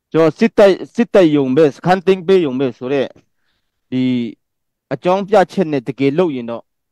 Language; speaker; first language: Burmese; non-native, local second language; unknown